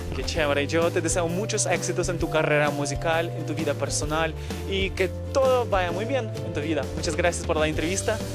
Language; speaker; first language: Spanish; non-native, fluent; Ukrainian